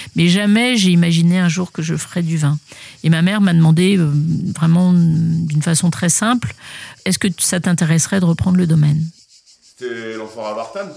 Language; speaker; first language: French; native; French